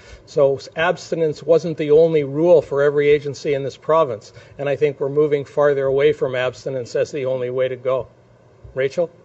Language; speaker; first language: English; native; English